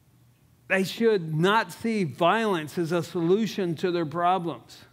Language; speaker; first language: English; native; English